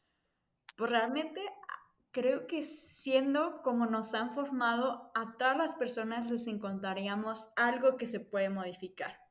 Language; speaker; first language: Spanish; native; Spanish